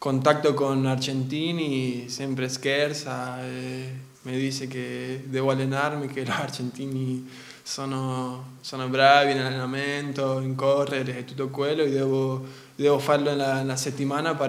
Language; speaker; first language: Italian; non-native, learner; Spanish